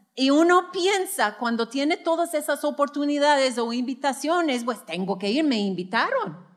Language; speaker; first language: Spanish; non-native, fluent; English